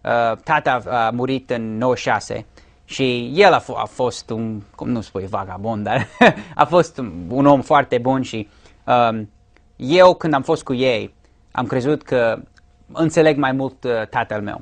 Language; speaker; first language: Romanian; early bilingual, heritage; English